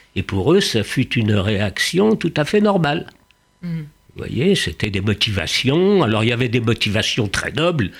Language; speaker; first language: French; early bilingual, other home language; Yiddish